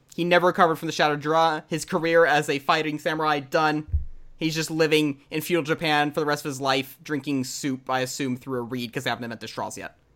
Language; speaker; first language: English; native; English